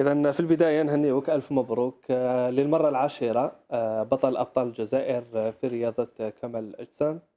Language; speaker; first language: Arabic; native; Arabic